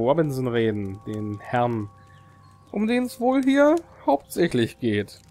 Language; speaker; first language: German; native; German